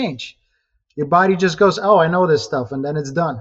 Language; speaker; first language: English; non-native, fluent; Ukrainian